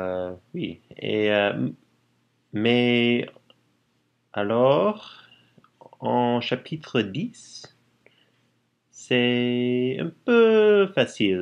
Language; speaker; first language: French; non-native, learner; English